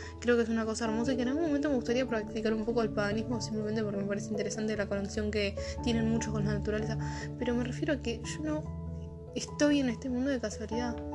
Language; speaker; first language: Spanish; native; Spanish